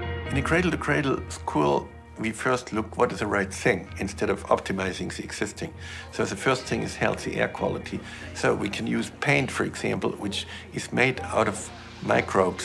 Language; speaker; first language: English; non-native, fluent; German